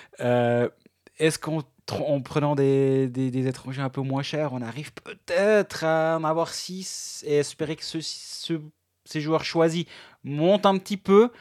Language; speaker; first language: French; native; French